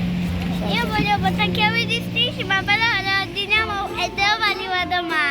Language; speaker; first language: Italian; early bilingual, other home language; Sinhala